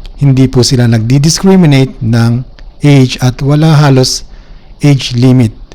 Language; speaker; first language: Filipino; native; Filipino